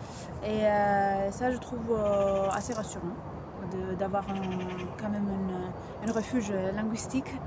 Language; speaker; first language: French; non-native, fluent; Greek